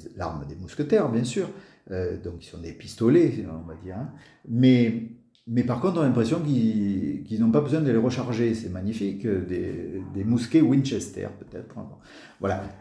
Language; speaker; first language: French; native; French